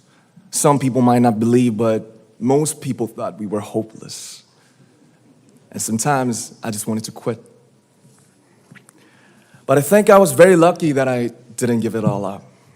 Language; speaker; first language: English; non-native, fluent; Korean